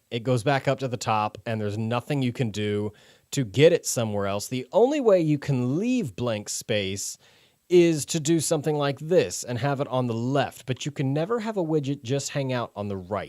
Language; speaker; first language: English; native; English